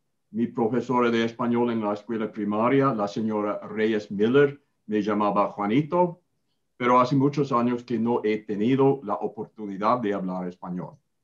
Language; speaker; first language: Spanish; non-native, learner; English